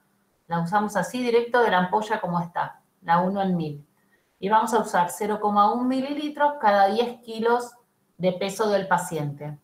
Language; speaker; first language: Spanish; native; Spanish